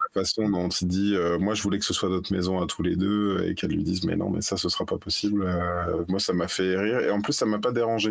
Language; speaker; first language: French; native; French